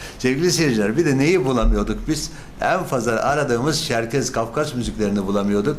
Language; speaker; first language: Turkish; native; Turkish